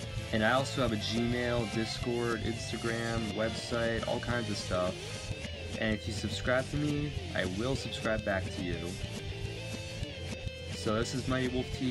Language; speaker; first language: English; native; English